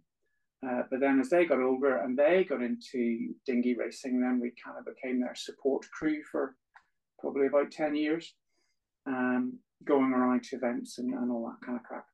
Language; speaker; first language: English; native; English